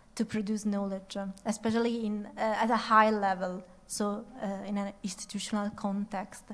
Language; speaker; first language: English; non-native, fluent; Italian